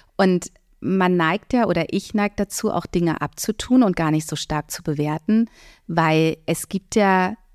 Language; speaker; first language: German; native; German